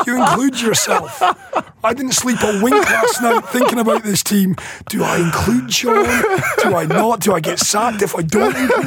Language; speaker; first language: English; native; English